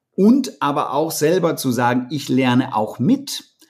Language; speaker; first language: German; non-native, fluent; Danish